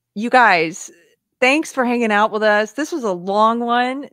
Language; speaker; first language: English; native; English